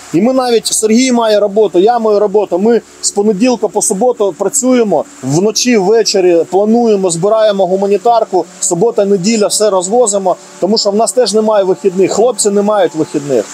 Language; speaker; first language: Ukrainian; non-native, local second language; Russian